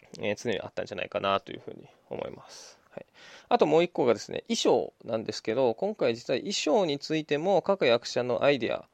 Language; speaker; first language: Japanese; native; Japanese